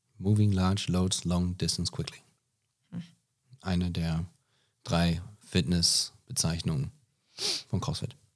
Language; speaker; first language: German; non-native, fluent; English